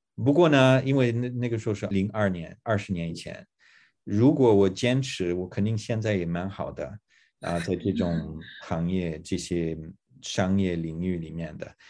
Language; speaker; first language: Chinese; non-native, fluent; English